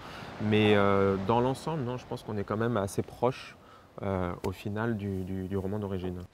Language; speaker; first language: French; native; French